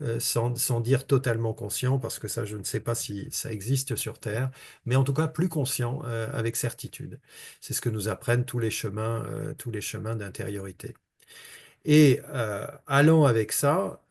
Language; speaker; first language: French; native; French